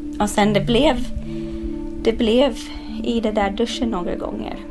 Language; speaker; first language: Swedish; non-native, fluent; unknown